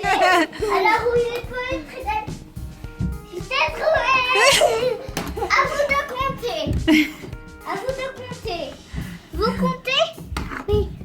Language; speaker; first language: French; native; French